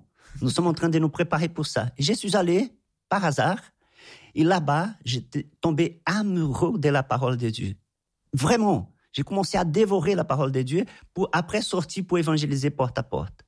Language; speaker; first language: French; non-native, fluent; Portuguese